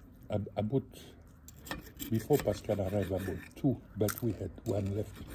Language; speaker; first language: English; non-native, learner; French